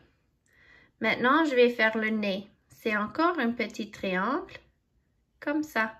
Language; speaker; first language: French; non-native, fluent; English